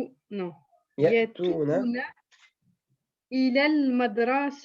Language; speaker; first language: Arabic; non-native, learner; French